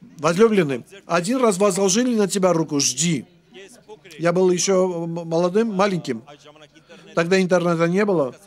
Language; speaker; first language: Russian; non-native, local second language; Armenian